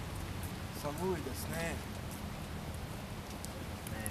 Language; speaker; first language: Japanese; non-native, learner; English